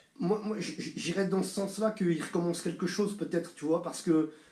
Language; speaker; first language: French; native; French